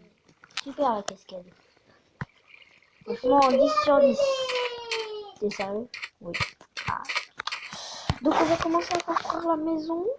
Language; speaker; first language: French; native; French